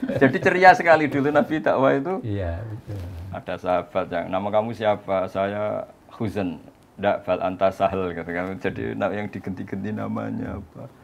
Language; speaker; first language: Indonesian; non-native, local second language; Javanese